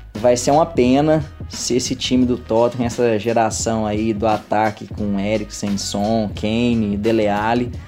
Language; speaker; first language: Portuguese; native; Portuguese